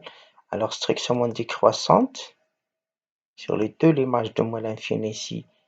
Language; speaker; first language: French; non-native, local second language; Arabic